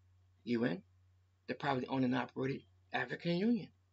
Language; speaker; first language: English; native; English